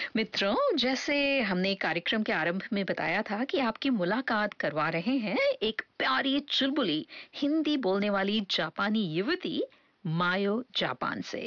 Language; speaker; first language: Hindi; native; Hindi